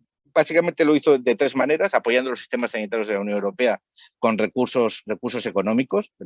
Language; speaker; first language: Spanish; native; Spanish